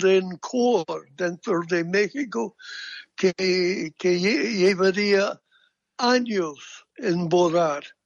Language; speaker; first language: Spanish; non-native, fluent; English